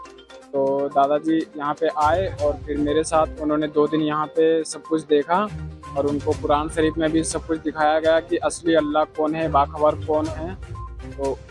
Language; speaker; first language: Hindi; native; Hindi